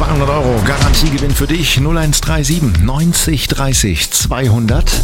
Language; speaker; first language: German; native; German